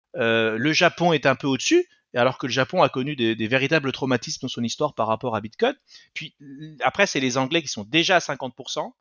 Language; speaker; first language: French; early bilingual, other home language; Spanish